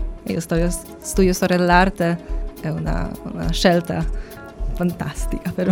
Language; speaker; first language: Italian; non-native, learner; Polish